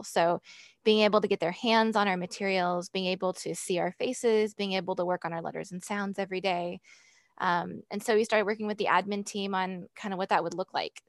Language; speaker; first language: English; native; English